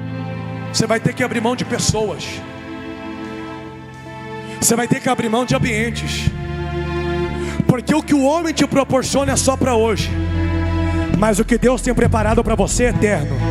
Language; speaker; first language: Portuguese; native; Portuguese